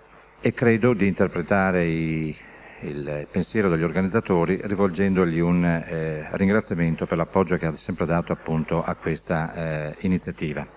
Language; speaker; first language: Italian; native; Italian